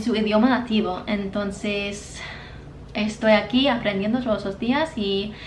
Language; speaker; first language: Spanish; non-native, learner; English